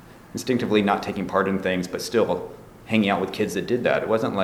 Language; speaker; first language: English; native; English